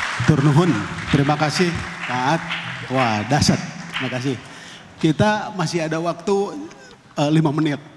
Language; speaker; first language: Indonesian; non-native, local second language; Sundanese